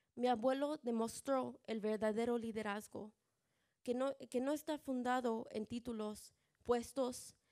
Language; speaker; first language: Spanish; early bilingual, other home language; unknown